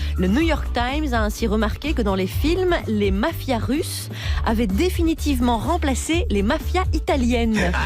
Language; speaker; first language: French; native; French